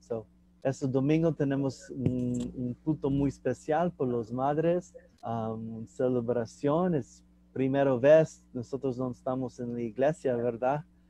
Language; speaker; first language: Spanish; non-native, learner; English